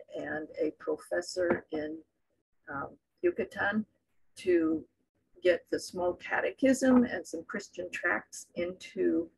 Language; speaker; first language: English; native; English